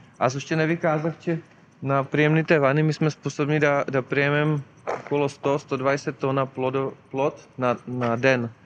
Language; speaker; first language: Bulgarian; non-native, fluent; Czech